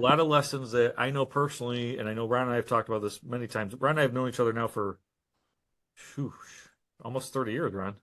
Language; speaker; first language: English; native; English